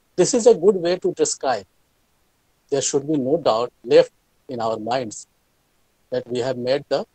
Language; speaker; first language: English; non-native, local second language; Hindi